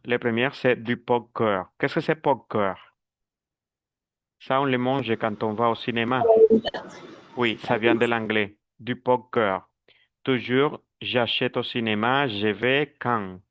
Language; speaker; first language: French; non-native, fluent; Spanish